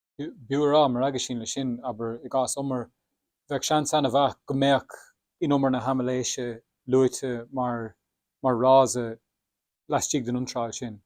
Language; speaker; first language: Irish; native; Irish